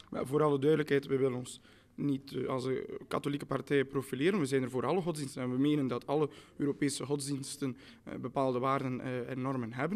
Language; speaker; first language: Dutch; native; Dutch